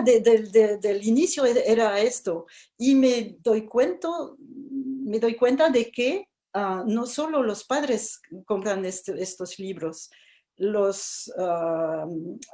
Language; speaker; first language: Spanish; non-native, fluent; French